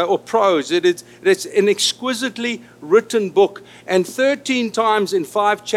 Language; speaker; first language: English; non-native, local second language; Afrikaans